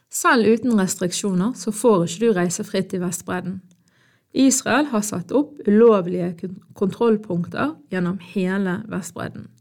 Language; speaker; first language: Norwegian; early bilingual, other home language; Arabic